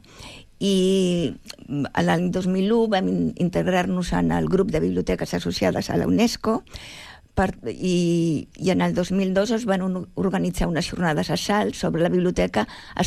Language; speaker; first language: Catalan; native; Catalan